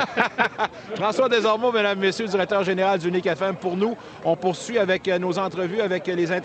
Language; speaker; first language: French; native; French